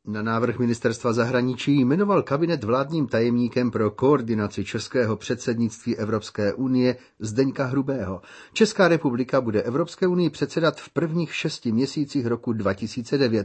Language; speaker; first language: Czech; native; Czech